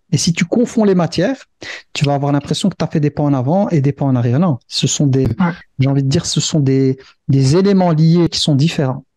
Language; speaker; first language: French; early bilingual, other home language; Arabic